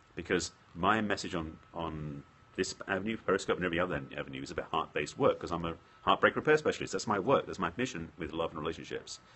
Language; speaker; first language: English; native; English